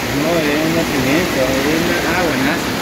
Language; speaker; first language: Spanish; native; Spanish